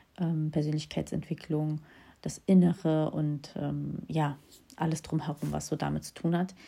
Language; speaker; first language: German; early bilingual, other home language; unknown